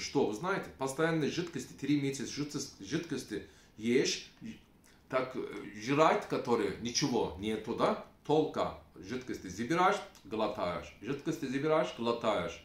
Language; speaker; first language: Russian; non-native, learner; Turkish